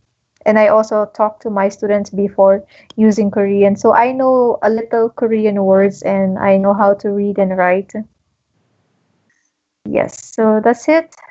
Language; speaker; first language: English; non-native, local second language; Filipino